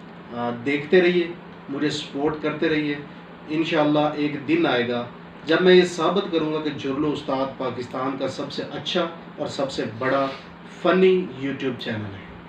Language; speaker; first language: Hindi; non-native, local second language; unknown